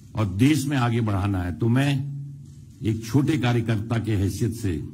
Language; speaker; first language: Hindi; native; Hindi